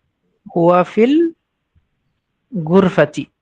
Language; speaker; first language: Arabic; non-native, fluent; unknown